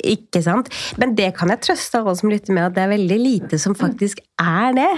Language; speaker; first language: Norwegian; native; Norwegian